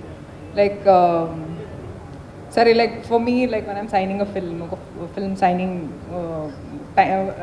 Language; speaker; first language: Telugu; non-native, local second language; Hindi